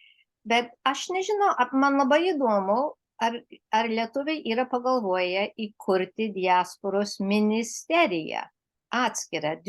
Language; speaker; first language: Lithuanian; early bilingual, heritage; Lithuanian